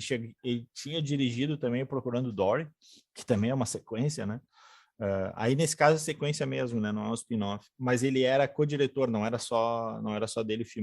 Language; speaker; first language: Portuguese; native; Portuguese